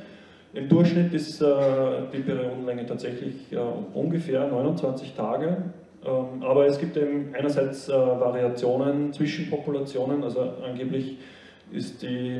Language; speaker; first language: German; native; German